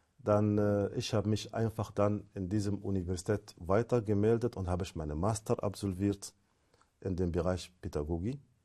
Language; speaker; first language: German; non-native, fluent; Arabic